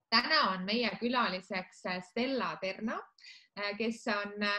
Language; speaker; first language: Estonian; native; Estonian